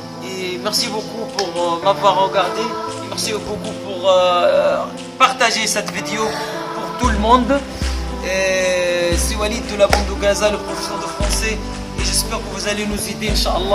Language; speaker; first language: French; non-native, fluent; Arabic